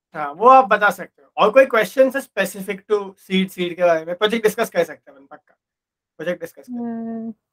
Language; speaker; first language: Hindi; non-native, local second language; Gujarati